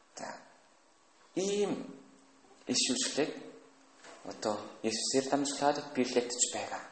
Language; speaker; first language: Mongolian; non-native, fluent; Korean